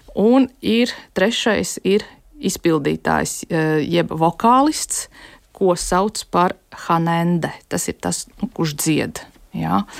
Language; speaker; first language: Latvian; native; Latvian